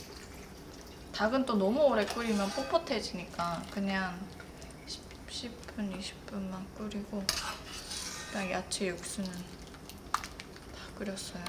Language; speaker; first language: Korean; non-native, fluent; Japanese